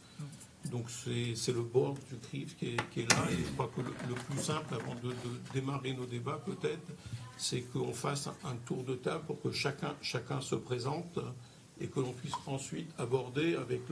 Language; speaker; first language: French; native; French